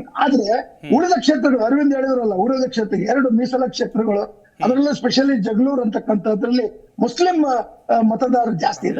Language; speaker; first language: Kannada; native; Kannada